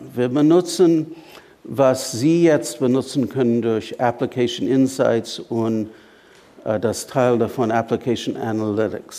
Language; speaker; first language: German; non-native, fluent; English